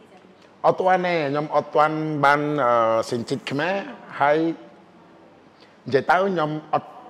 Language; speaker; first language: Khmer; non-native, fluent; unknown